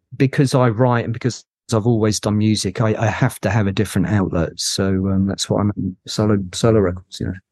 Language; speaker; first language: English; native; English